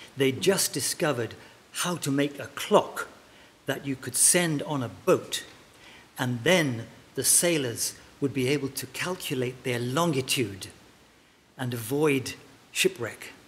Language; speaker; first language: English; native; English